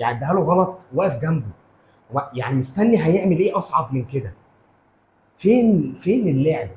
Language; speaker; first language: Arabic; native; Arabic